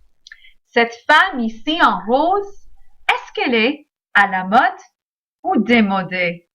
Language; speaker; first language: French; non-native, fluent; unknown